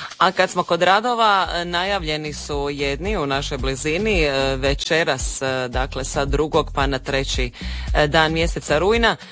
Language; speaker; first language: Croatian; native; Croatian